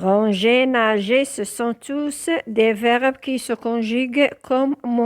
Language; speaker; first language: French; non-native, local second language; Arabic